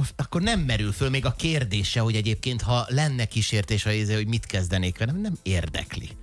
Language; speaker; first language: Hungarian; native; Hungarian